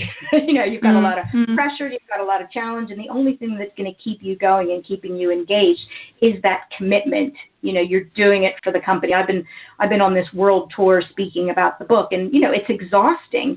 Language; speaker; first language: English; native; English